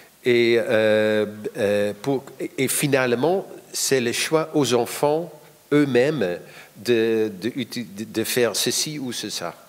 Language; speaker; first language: French; non-native, fluent; Dutch